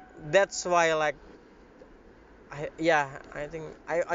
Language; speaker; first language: English; non-native, learner; Indonesian